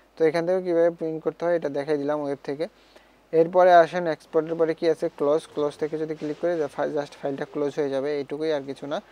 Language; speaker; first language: Bangla; native; Bangla